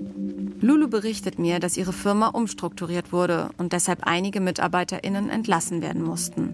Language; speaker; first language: German; native; German